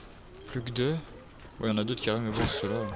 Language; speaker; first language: French; native; French